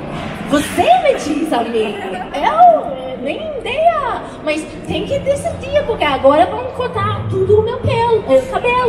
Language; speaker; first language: Portuguese; non-native, learner; English